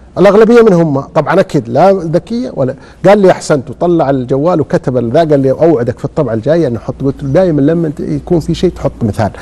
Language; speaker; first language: Arabic; native; Arabic